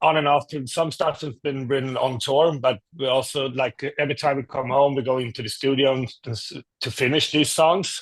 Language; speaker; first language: English; non-native, fluent; Swedish